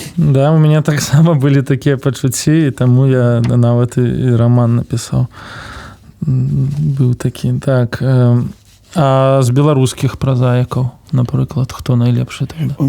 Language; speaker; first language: Belarusian; non-native, local second language; Russian